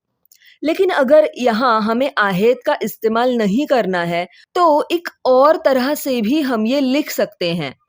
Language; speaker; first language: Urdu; non-native, local second language; Marathi